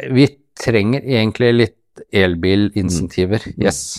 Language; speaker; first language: Norwegian; native; Norwegian